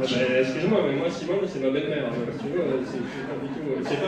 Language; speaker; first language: French; native; French